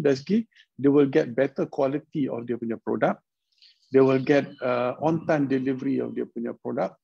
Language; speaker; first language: English; non-native, local second language; Malay